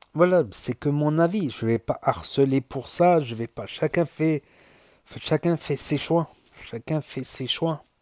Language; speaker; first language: French; native; French